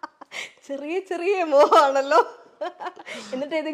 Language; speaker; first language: Malayalam; native; Malayalam